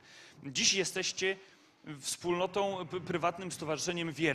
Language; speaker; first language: Polish; native; Polish